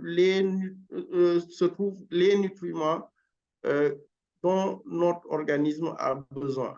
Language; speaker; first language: French; non-native, local second language; Wolof